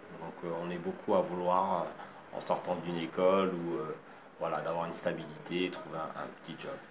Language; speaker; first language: French; early bilingual, other home language; Lingala